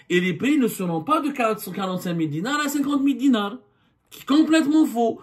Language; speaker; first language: French; non-native, local second language; Arabic